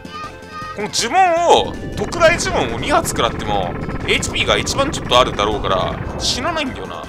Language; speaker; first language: Japanese; native; Japanese